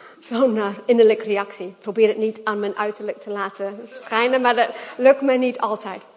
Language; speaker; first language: Dutch; non-native, fluent; English